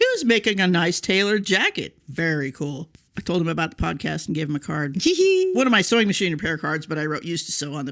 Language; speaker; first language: English; native; English